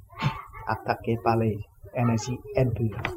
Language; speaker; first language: French; non-native, learner; Vietnamese